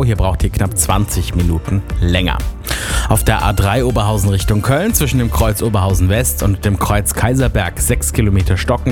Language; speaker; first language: German; native; German